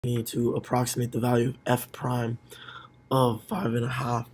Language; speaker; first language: English; native; English